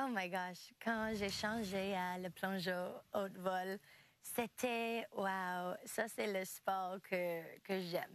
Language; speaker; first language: French; non-native, local second language; English